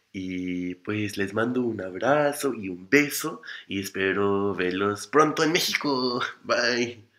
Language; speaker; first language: Spanish; non-native, fluent; English